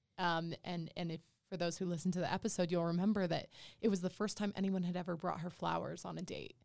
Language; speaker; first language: English; native; English